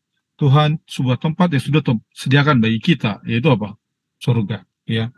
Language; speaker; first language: Indonesian; native; Indonesian